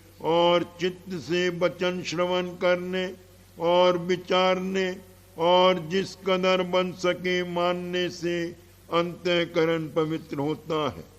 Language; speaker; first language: Hindi; native; Hindi